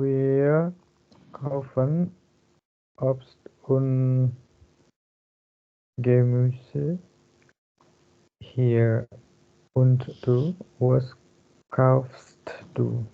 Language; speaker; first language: German; non-native, learner; Indonesian